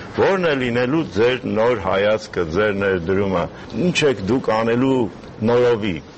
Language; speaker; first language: Armenian; native; Armenian